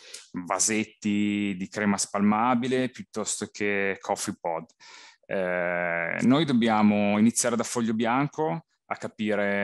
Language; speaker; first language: Italian; native; Italian